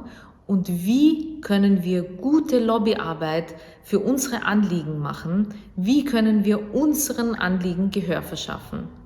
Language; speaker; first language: German; early bilingual, other home language; Kurdish